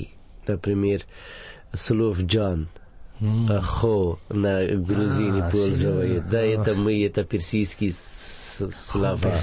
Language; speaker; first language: Russian; non-native, fluent; Persian